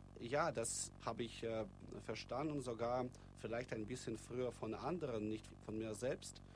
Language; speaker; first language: German; non-native, fluent; Russian